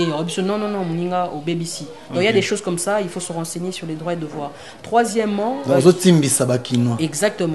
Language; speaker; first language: French; non-native, local second language; Lingala